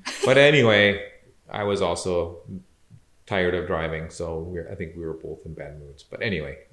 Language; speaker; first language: English; native; English